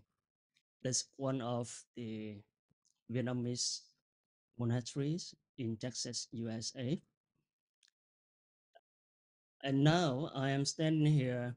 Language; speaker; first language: English; non-native, fluent; Vietnamese